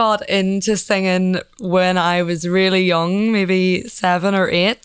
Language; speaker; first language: English; native; English